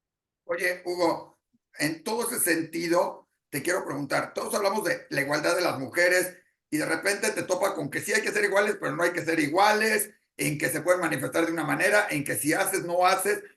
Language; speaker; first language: Spanish; native; Spanish